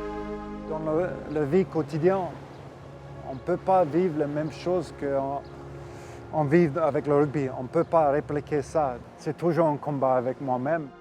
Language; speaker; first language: French; non-native, fluent; English